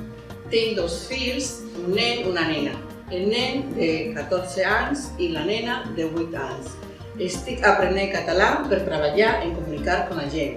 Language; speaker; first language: Catalan; non-native, learner; Spanish